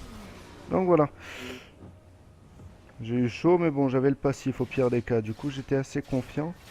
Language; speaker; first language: French; native; French